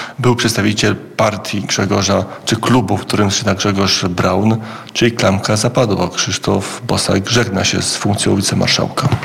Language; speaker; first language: Polish; native; Polish